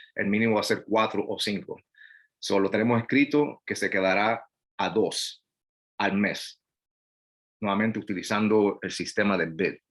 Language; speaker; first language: Spanish; non-native, fluent; English